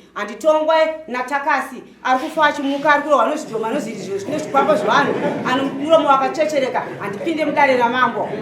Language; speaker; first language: Shona; native; Shona